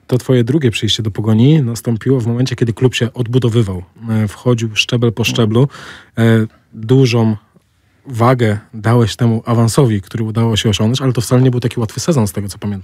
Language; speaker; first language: Polish; native; Polish